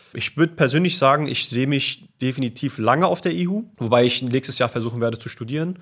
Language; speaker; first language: German; native; German